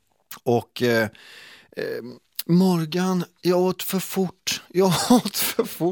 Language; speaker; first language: Swedish; native; Swedish